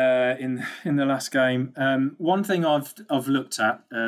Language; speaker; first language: English; native; English